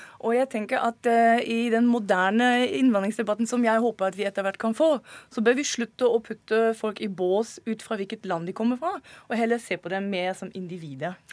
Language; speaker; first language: Norwegian; non-native, fluent; German